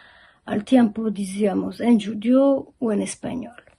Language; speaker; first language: Spanish; early bilingual, heritage; Ladino